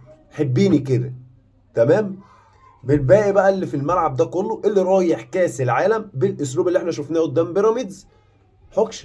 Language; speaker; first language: Arabic; native; Arabic